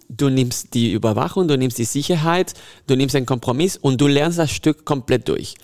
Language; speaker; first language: German; non-native, fluent; Spanish